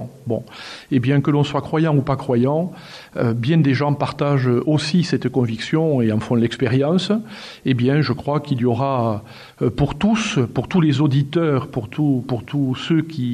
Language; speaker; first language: French; native; French